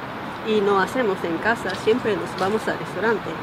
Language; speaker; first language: Spanish; non-native, learner; Japanese